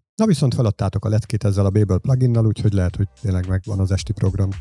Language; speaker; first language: Hungarian; native; Hungarian